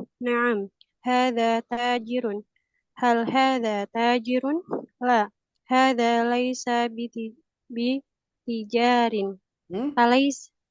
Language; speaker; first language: Arabic; non-native, learner; Indonesian